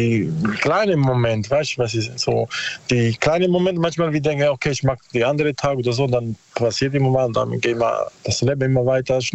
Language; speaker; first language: German; non-native, learner; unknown